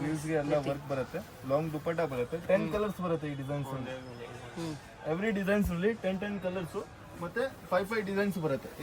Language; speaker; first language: Kannada; non-native, local second language; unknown